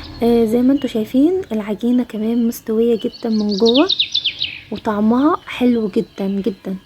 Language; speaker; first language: Arabic; native; Arabic